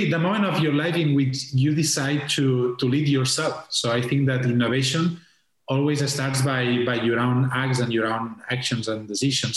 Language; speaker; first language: English; non-native, fluent; Spanish